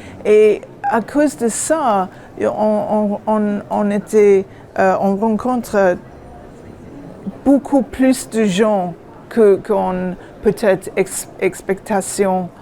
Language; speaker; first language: French; non-native, learner; English